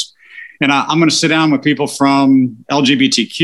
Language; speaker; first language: English; native; English